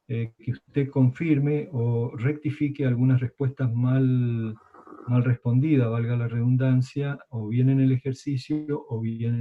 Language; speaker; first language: Spanish; native; Spanish